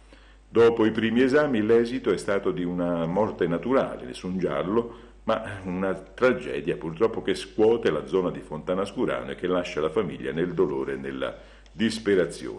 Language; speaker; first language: Italian; native; Italian